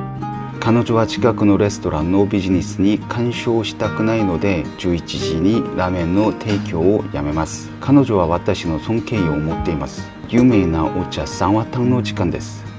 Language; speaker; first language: Japanese; non-native, learner; Korean